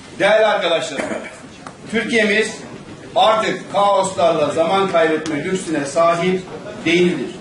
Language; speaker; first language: Turkish; native; Turkish